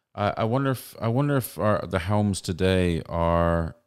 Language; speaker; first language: English; native; English